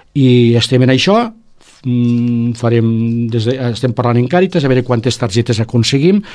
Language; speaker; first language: Catalan; native; Catalan